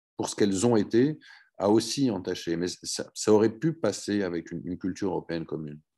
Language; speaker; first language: French; native; French